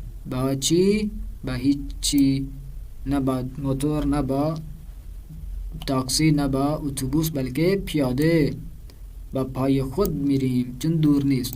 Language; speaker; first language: Persian; non-native, fluent; Urdu